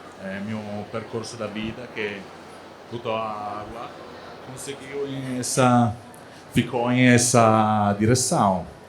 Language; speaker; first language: Portuguese; non-native, learner; Italian